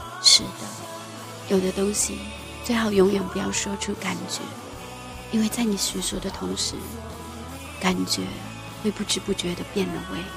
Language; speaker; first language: Chinese; native; Chinese